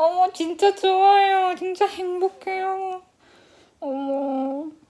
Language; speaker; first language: Korean; non-native, learner; Indonesian